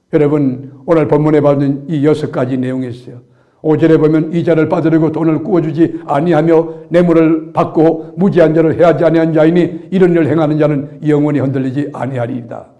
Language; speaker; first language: Korean; native; Korean